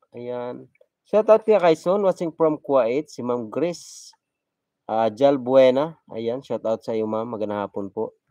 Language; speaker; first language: Filipino; non-native, local second language; Cebuano